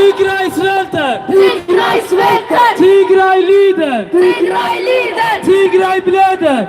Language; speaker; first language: Swedish; early bilingual, other home language; Tigrinya